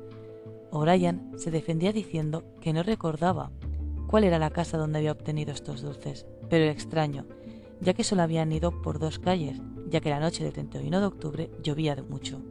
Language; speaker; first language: Spanish; native; Spanish